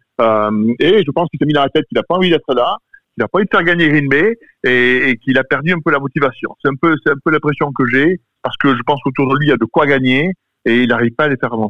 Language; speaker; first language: French; native; French